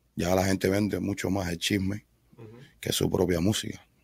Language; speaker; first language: Spanish; native; Spanish